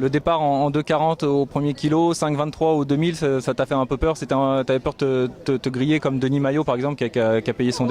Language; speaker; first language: French; native; French